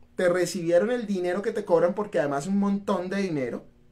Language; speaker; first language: Spanish; native; Spanish